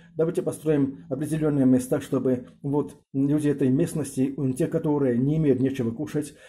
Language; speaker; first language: Russian; non-native, local second language; Armenian